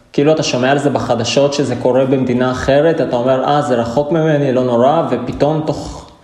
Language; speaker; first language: Hebrew; native; Hebrew